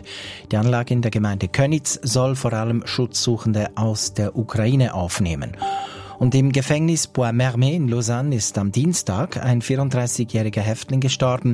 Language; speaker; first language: German; native; German